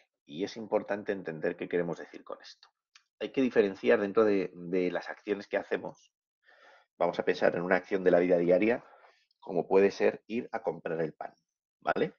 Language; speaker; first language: Spanish; native; Spanish